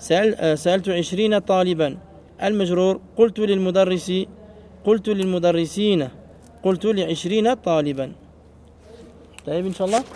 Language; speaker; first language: Arabic; non-native, fluent; French